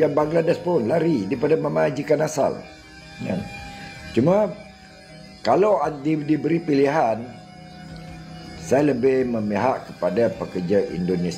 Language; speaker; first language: Malay; native; Malay